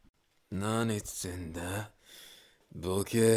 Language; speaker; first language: Japanese; non-native, learner; Spanish